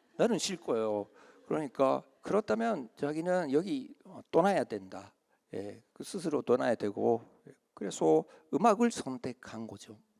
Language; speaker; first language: Korean; early bilingual, heritage; Korean